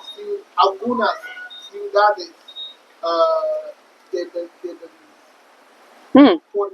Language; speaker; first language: Spanish; non-native, learner; English